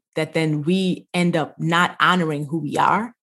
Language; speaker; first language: English; early bilingual, other home language; Yoruba